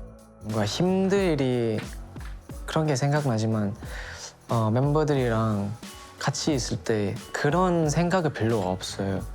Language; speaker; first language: Korean; non-native, fluent; Thai